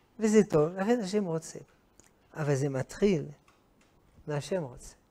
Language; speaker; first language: Hebrew; non-native, fluent; French